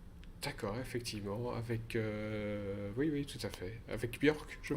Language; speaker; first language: French; native; French